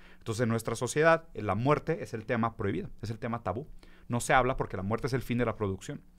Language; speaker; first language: Spanish; early bilingual, other home language; Portuguese